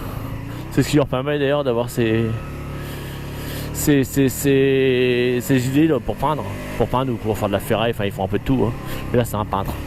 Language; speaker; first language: French; native; French